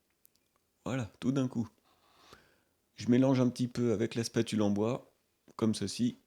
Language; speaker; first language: French; native; French